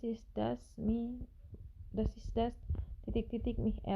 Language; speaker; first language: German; non-native, learner; Indonesian